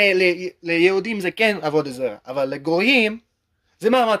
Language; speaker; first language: Hebrew; non-native, learner; English